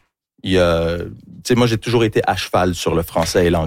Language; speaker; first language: French; early bilingual, other home language; English